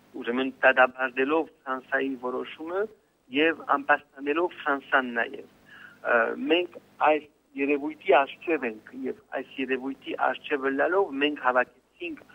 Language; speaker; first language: Armenian; early bilingual, heritage; Armenian